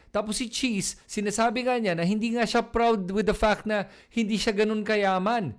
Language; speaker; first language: Filipino; native; Filipino